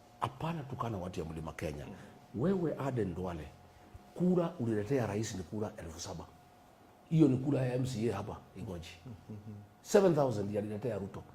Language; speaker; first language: Swahili; non-native, local second language; Kikuyu